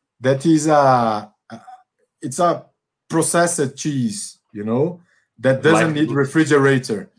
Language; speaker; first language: English; non-native, fluent; Portuguese